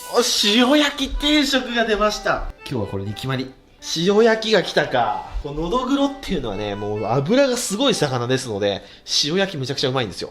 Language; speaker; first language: Japanese; native; Japanese